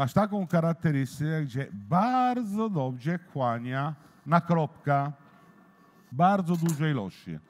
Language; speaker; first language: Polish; non-native, learner; Italian